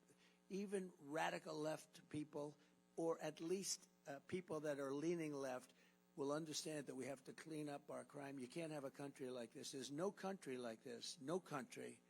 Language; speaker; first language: English; native; English